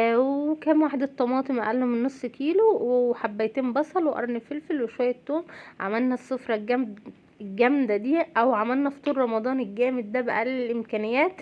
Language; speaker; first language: Arabic; native; Arabic